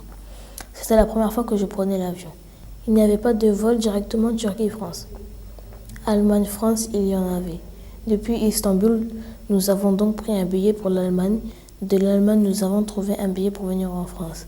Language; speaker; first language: French; non-native, learner; Turkish